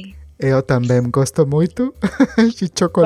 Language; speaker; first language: Portuguese; non-native, learner; Spanish